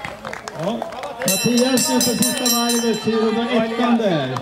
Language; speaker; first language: Swedish; native; Swedish